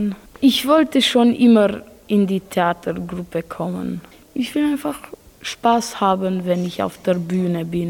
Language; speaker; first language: German; non-native, local second language; Romanian